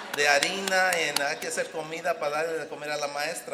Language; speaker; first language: Spanish; early bilingual, heritage; Spanish